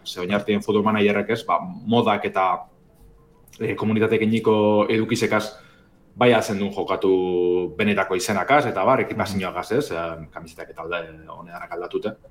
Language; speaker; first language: Basque; native; Basque